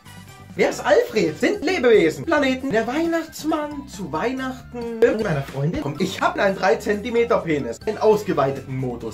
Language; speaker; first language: German; native; German